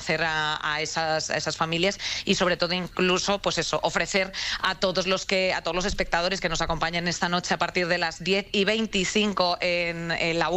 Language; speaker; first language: Spanish; native; Spanish